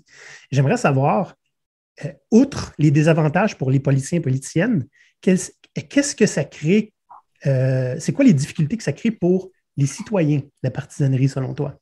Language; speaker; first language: French; native; French